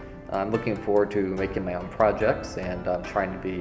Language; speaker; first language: English; native; English